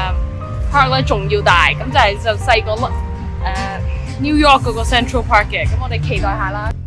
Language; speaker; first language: Chinese; native; Chinese